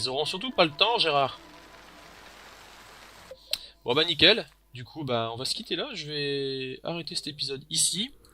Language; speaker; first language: French; native; French